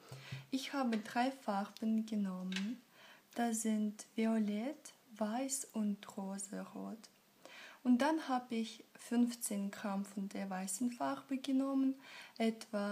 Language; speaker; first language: German; non-native, fluent; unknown